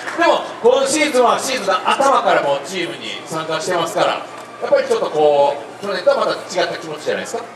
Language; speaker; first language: Japanese; native; Japanese